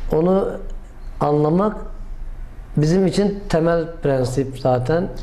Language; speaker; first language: Turkish; native; Turkish